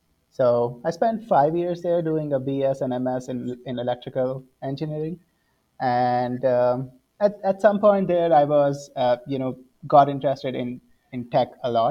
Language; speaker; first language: English; non-native, local second language; Hindi